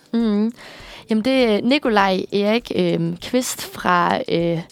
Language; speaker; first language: Danish; native; Danish